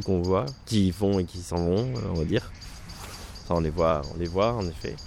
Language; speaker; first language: French; native; French